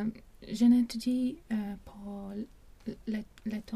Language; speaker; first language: French; non-native, learner; Latvian